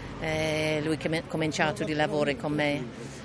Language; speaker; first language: Italian; non-native, learner; English